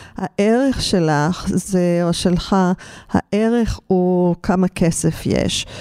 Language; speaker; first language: Hebrew; non-native, fluent; English